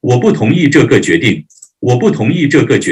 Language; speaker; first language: Chinese; non-native, learner; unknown